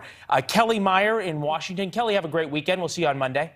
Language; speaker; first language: English; native; English